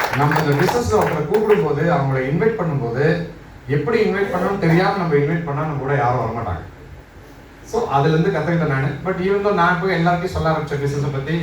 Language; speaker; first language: Tamil; non-native, local second language; Malayalam